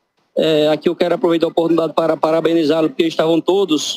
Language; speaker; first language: Portuguese; native; Portuguese